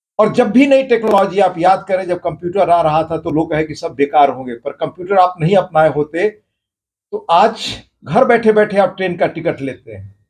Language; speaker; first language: Hindi; native; Hindi